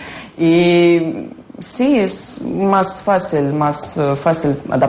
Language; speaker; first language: Spanish; non-native, learner; Ukrainian